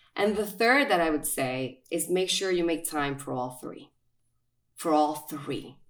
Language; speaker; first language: English; non-native, fluent; Spanish